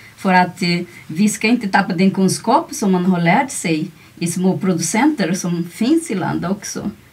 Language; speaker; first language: Swedish; non-native, fluent; Portuguese